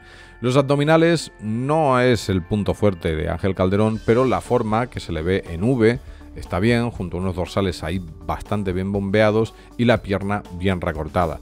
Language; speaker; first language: Spanish; native; Spanish